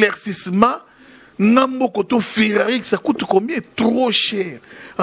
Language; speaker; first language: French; non-native, local second language; Lingala